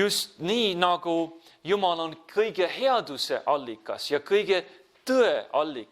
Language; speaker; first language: Estonian; non-native, fluent; English